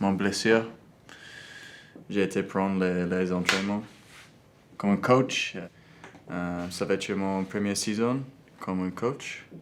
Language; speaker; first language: French; non-native, learner; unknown